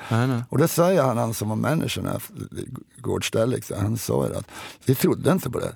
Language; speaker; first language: Swedish; native; Swedish